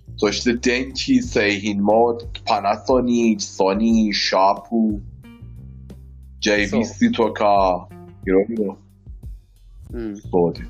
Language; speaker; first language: Japanese; non-native, learner; Persian